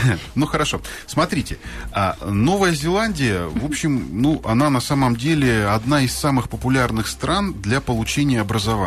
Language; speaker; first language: Russian; native; Russian